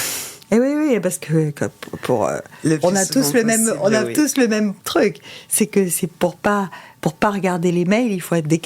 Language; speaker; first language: French; native; French